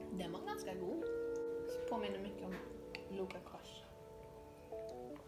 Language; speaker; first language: Swedish; native; Swedish